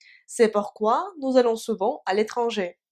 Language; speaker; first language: French; non-native, fluent; Russian